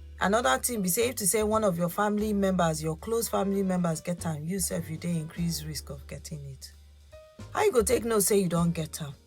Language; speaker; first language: Nigerian Pidgin; non-native, local second language; Yoruba